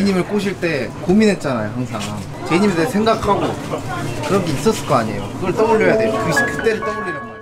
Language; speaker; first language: Korean; native; Korean